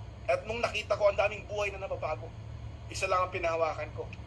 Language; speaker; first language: Filipino; native; Filipino